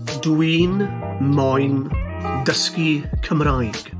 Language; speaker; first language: Welsh; non-native, learner; English